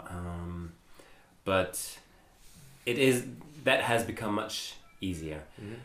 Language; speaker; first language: English; non-native, fluent; German